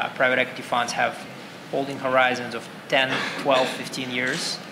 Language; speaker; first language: English; non-native, fluent; Russian